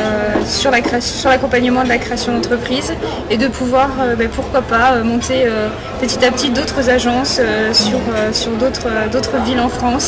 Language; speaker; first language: French; native; French